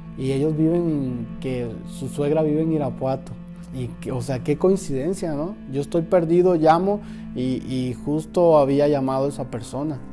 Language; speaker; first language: Spanish; native; Spanish